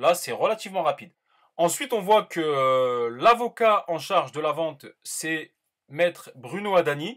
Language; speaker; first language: French; native; French